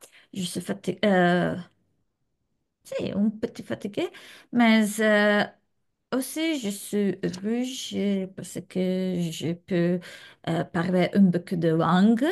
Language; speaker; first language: French; non-native, learner; Serbian